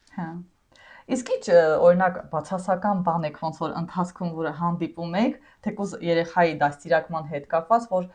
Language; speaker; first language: Armenian; native; Armenian